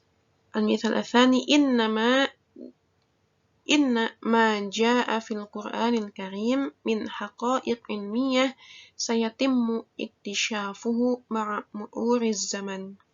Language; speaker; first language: Arabic; non-native, fluent; Indonesian